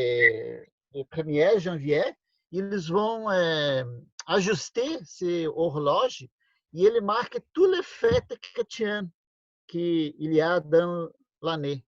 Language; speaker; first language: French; non-native, learner; Portuguese